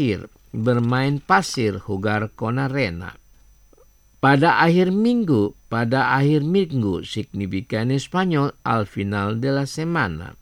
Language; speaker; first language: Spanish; non-native, fluent; Indonesian